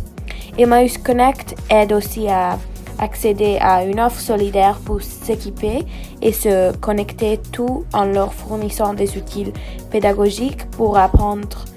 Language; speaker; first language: French; non-native, fluent; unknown